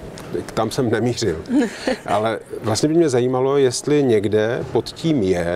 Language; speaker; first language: Czech; native; Czech